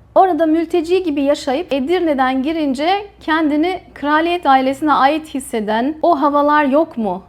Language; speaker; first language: Turkish; early bilingual, heritage; Turkish